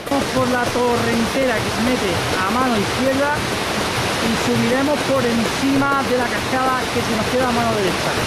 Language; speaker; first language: Spanish; native; Spanish